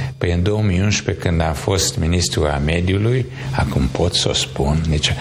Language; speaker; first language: Romanian; non-native, local second language; Hungarian